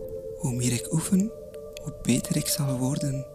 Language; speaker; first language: Dutch; non-native, fluent; Persian